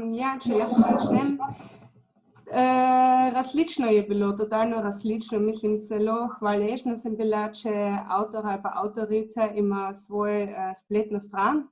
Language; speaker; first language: Slovenian; non-native, fluent; German